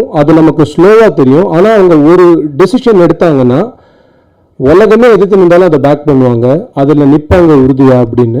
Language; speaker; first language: Tamil; native; Tamil